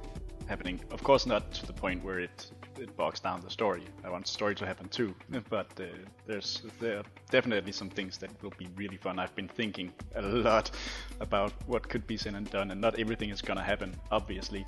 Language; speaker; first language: English; non-native, fluent; Danish